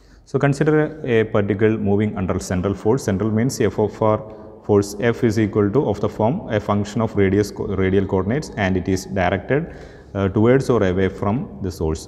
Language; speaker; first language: English; non-native, local second language; Malayalam